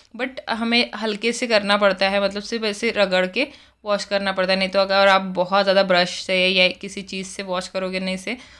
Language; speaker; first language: Hindi; native; Hindi